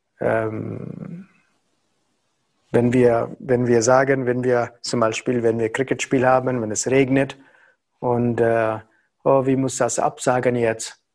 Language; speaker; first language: German; non-native, learner; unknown